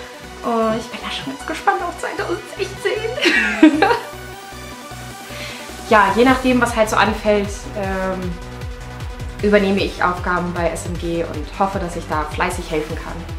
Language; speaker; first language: German; native; German